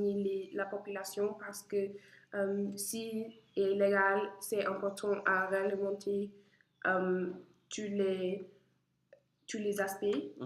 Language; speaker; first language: French; non-native, learner; English